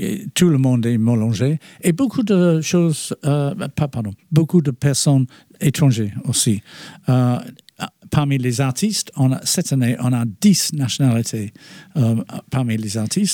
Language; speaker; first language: French; non-native, fluent; English